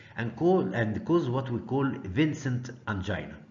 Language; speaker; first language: English; non-native, fluent; Arabic